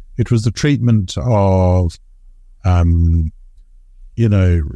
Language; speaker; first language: English; native; English